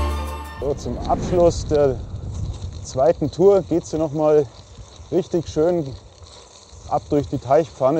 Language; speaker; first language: German; native; German